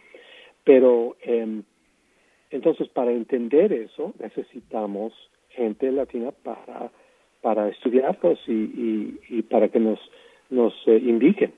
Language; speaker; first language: Spanish; non-native, fluent; English